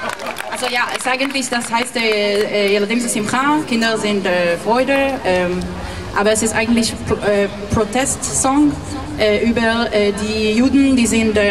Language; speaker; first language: German; non-native, fluent; Hebrew